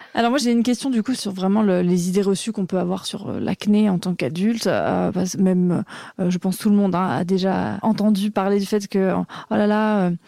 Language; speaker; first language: French; native; French